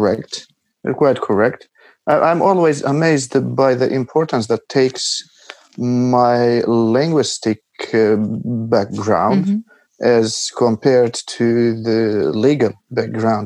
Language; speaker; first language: English; non-native, fluent; Albanian